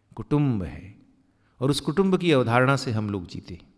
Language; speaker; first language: Hindi; native; Hindi